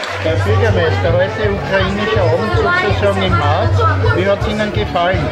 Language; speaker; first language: German; native; German